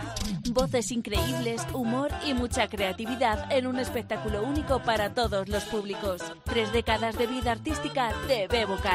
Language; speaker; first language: Spanish; native; Spanish